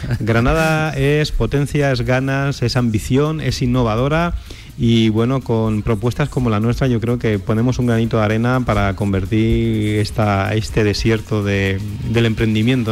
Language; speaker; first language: Spanish; native; Spanish